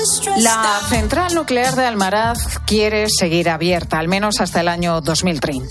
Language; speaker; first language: Spanish; native; Spanish